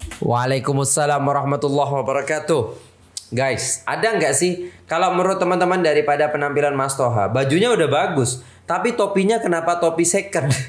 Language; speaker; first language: Indonesian; native; Indonesian